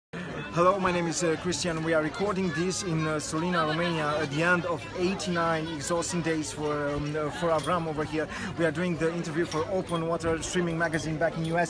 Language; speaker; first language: English; non-native, fluent; Romanian